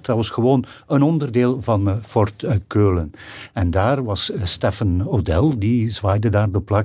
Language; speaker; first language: Dutch; native; Dutch